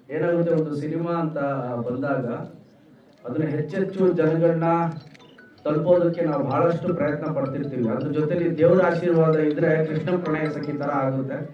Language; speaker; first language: Kannada; native; Kannada